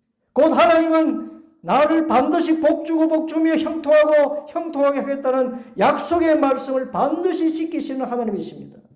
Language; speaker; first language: Korean; native; Korean